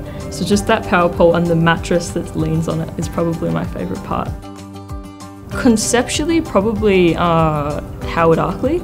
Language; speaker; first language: English; native; English